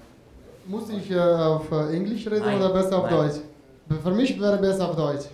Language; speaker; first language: German; non-native, fluent; Italian